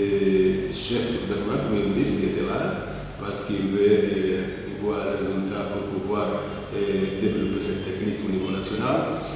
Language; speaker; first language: French; non-native, fluent; Portuguese